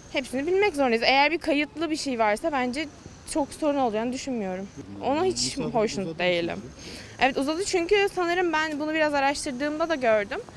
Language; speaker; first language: Turkish; native; Turkish